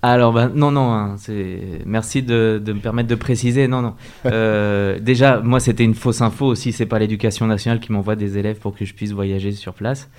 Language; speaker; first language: French; native; French